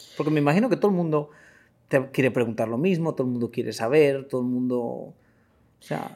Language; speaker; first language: Spanish; early bilingual, heritage; Spanish